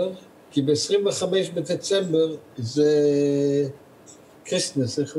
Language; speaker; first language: Hebrew; early bilingual, other home language; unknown